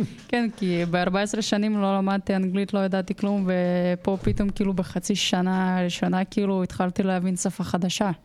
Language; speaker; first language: Hebrew; non-native, fluent; Russian